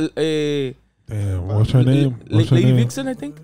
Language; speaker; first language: Spanish; native; Spanish